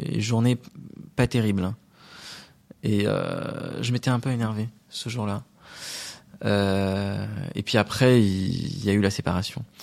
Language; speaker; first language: French; non-native, local second language; Arabic